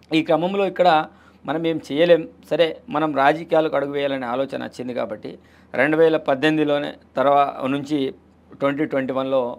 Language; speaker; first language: Telugu; non-native, local second language; Gondi